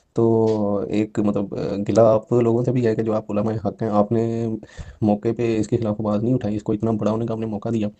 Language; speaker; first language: Urdu; non-native, local second language; Punjabi